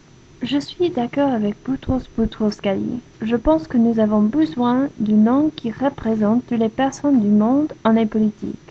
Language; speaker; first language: French; non-native, learner; English